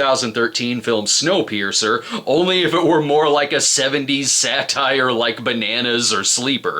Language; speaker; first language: English; native; English